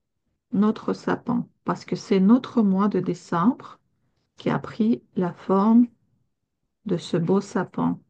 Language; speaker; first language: French; non-native, fluent; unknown